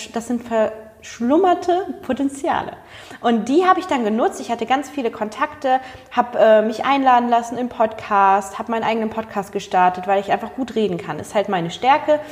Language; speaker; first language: German; native; German